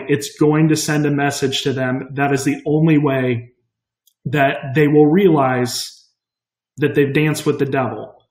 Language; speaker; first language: English; native; English